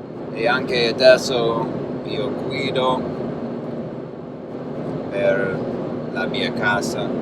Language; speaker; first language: Italian; non-native, learner; English